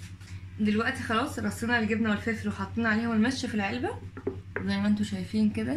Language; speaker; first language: Arabic; native; Arabic